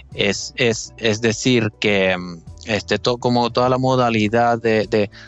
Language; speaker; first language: Spanish; non-native, fluent; Finnish